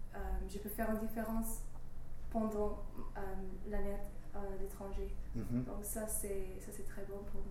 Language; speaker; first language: French; non-native, fluent; English